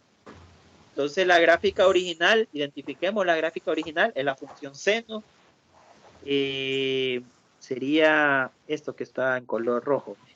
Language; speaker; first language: Spanish; native; Spanish